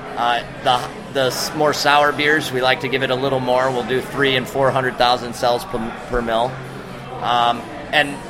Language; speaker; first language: English; native; English